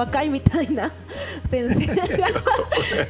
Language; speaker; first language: Japanese; non-native, learner; Spanish